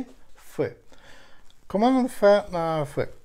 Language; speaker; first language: French; non-native, fluent; Ukrainian